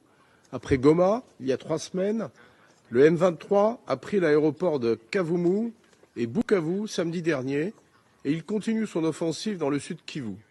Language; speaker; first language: French; native; French